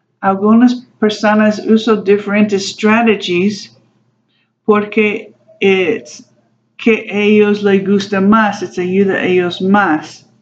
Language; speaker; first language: Spanish; non-native, learner; English